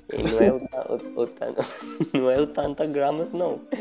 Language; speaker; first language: Portuguese; non-native, learner; Italian